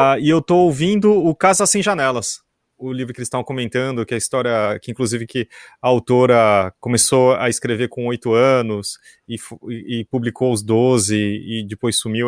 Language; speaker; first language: Portuguese; native; Portuguese